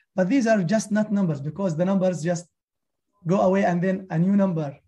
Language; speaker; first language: English; non-native, fluent; Arabic